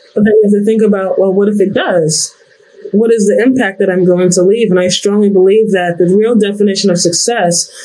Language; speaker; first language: English; native; English